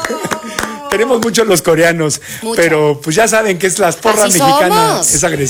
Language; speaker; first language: Spanish; native; Spanish